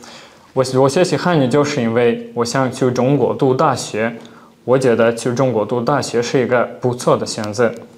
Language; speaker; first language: Chinese; non-native, learner; Tajik